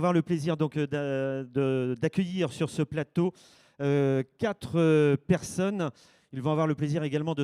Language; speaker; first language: French; native; French